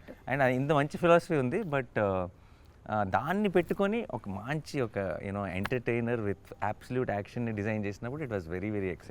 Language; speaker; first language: Telugu; native; Telugu